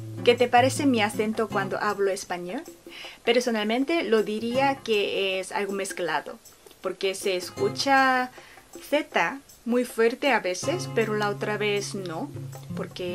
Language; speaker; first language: Spanish; non-native, fluent; Korean